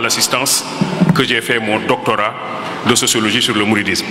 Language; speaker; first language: French; non-native, local second language; Wolof